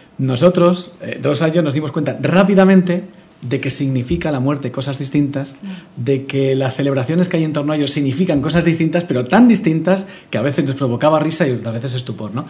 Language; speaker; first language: Spanish; native; Spanish